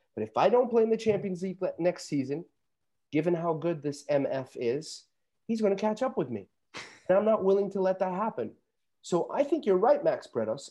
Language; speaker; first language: English; native; English